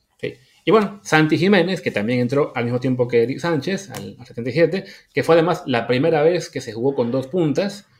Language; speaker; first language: Spanish; native; Spanish